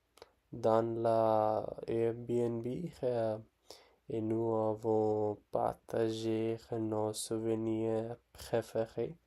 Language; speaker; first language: French; non-native, learner; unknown